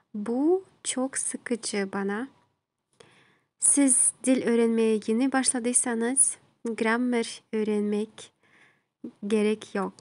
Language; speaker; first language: Turkish; non-native, learner; Kazakh